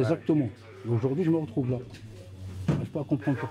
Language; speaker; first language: French; early bilingual, other home language; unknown